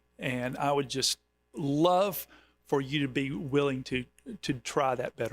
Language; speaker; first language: English; native; English